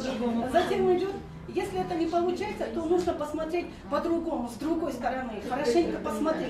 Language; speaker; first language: Russian; non-native, learner; Persian